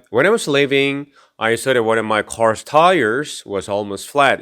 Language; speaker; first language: English; non-native, fluent; Korean